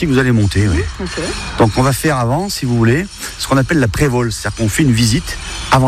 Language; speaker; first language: French; native; French